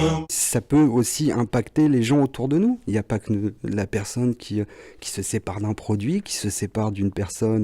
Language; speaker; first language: French; native; French